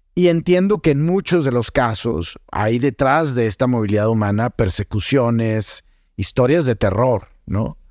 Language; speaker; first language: Spanish; native; Spanish